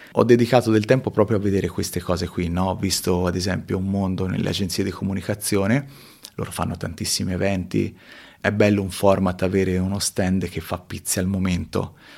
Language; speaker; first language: Italian; early bilingual, other home language; Spanish